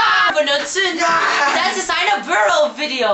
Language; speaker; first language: German; non-native, learner; English